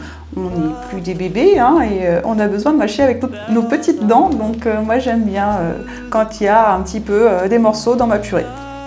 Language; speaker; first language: French; native; French